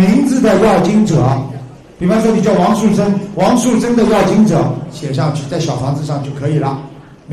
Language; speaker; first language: Chinese; native; Chinese